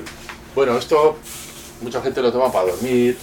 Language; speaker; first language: Spanish; native; Spanish